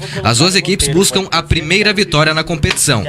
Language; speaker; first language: Portuguese; native; Portuguese